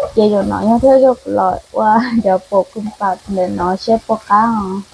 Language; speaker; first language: Korean; non-native, learner; Hmong